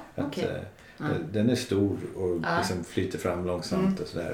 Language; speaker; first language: Swedish; native; Swedish